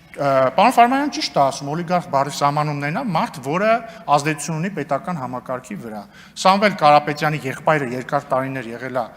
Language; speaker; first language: Armenian; native; Armenian